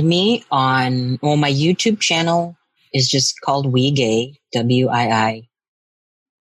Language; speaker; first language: English; native; English